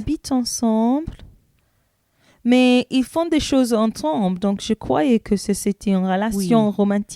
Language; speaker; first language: French; non-native, learner; English